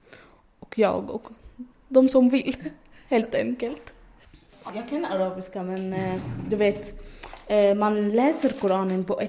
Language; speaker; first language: Swedish; non-native, fluent; Arabic